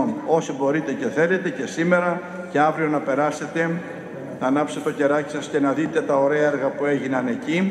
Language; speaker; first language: Greek; native; Greek